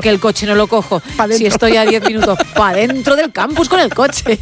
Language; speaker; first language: Spanish; native; Spanish